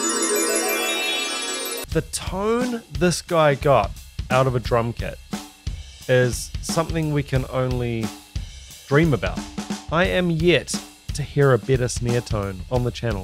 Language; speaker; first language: English; native; English